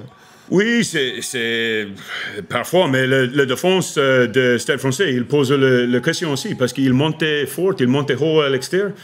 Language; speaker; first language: French; non-native, learner; English